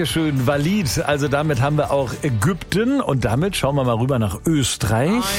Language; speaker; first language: German; native; German